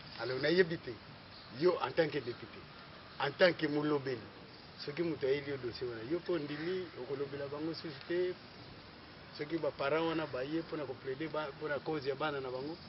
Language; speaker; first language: Lingala; non-native, local second language; Kongo